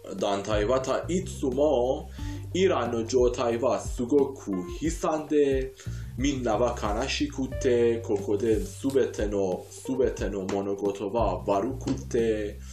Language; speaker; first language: Japanese; non-native, fluent; Persian